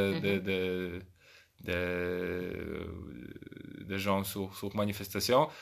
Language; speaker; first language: French; non-native, fluent; Polish